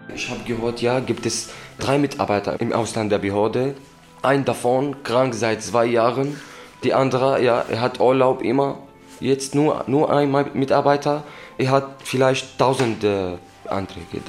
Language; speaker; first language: German; non-native, learner; Arabic